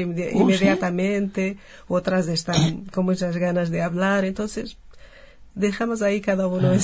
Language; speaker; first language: Spanish; non-native, fluent; Portuguese